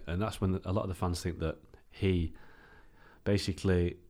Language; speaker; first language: English; native; English